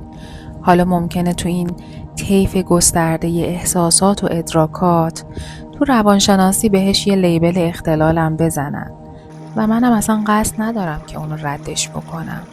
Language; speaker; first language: Persian; native; Persian